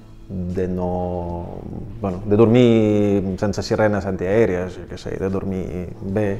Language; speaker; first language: Catalan; non-native, fluent; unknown